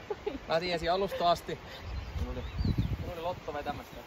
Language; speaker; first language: Finnish; native; Finnish